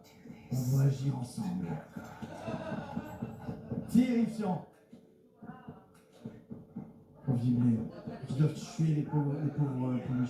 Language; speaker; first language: French; native; French